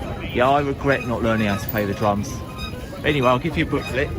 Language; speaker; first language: English; native; English